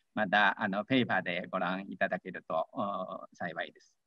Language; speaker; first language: Japanese; non-native, fluent; Chinese